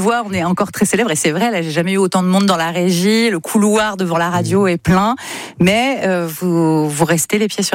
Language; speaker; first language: French; native; French